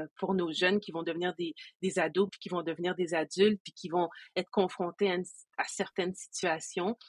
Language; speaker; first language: French; native; French